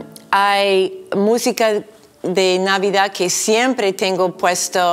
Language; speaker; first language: Spanish; non-native, fluent; English